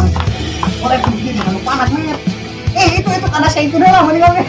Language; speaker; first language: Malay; non-native, local second language; Sundanese